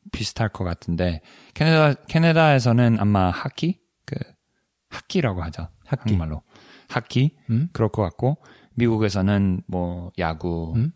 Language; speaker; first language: Korean; non-native, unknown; English